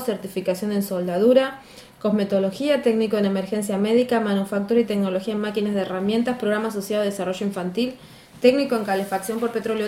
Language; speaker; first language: Spanish; native; Spanish